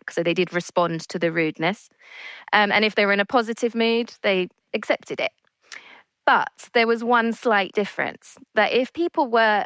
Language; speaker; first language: English; native; English